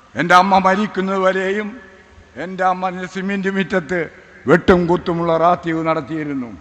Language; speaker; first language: Malayalam; native; Malayalam